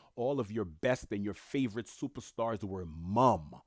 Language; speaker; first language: English; early bilingual, other home language; French